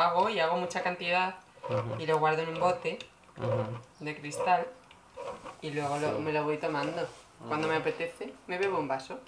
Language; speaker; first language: Spanish; native; Spanish